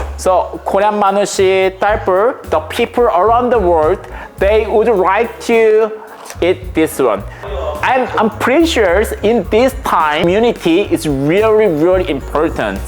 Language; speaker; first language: English; non-native, learner; Korean